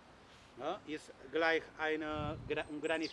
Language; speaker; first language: German; non-native, learner; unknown